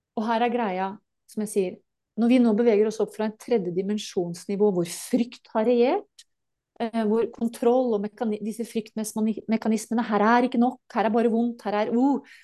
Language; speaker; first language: Norwegian; native; Norwegian